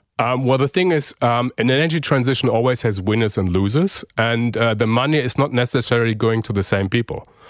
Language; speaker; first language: English; non-native, fluent; German